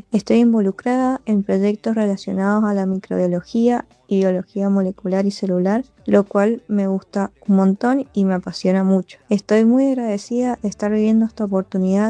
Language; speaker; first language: Spanish; native; Spanish